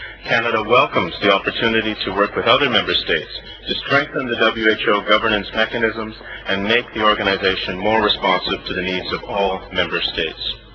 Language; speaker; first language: English; native; English